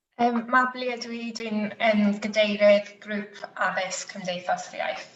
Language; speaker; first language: Welsh; native; Welsh